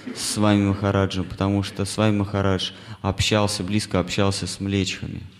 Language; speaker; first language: Russian; native; Russian